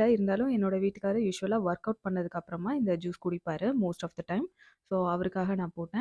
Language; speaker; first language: Tamil; native; Tamil